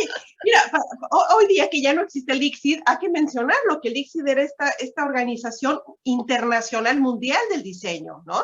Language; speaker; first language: Spanish; native; Spanish